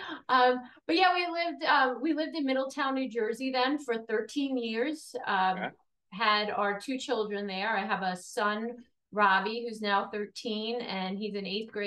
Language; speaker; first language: English; native; English